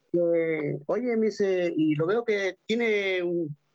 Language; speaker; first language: Spanish; native; Spanish